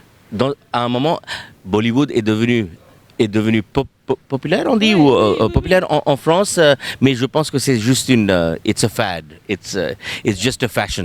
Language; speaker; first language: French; non-native, fluent; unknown